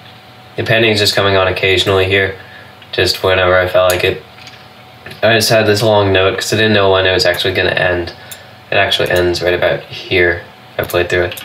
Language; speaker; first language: English; native; English